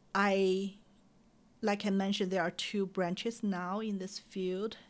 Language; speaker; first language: English; non-native, fluent; Chinese